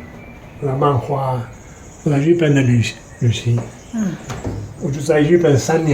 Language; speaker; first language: Chinese; non-native, fluent; Italian